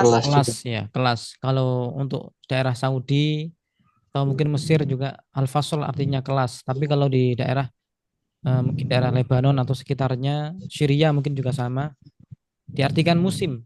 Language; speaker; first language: Indonesian; native; Indonesian